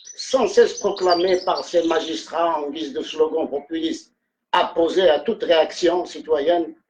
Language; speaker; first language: French; non-native, local second language; Arabic